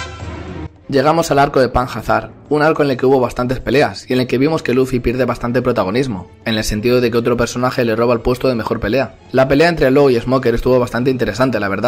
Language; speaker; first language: Spanish; native; Spanish